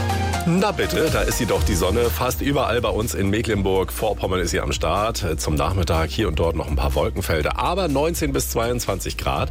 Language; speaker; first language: German; native; German